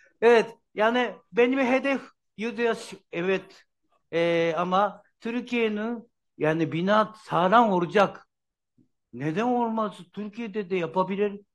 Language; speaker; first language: Turkish; non-native, learner; Japanese